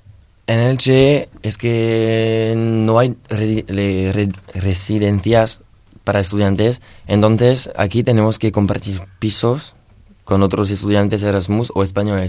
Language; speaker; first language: Spanish; non-native, learner; French